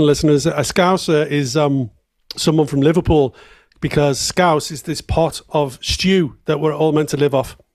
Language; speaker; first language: English; native; English